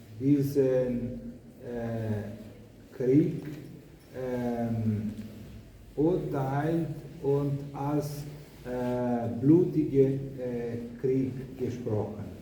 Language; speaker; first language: German; non-native, fluent; Greek